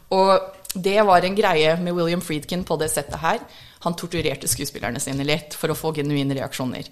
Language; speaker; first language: Norwegian; non-native, fluent; English